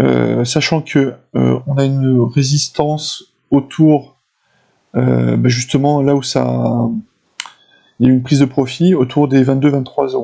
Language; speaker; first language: French; native; French